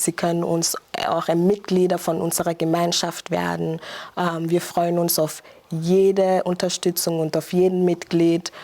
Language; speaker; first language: German; non-native, fluent; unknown